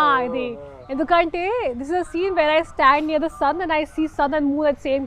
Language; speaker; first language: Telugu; non-native, fluent; Hindi